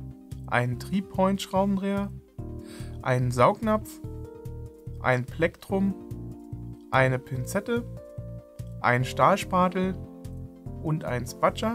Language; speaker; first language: German; native; German